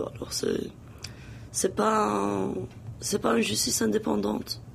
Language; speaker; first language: French; non-native, local second language; Arabic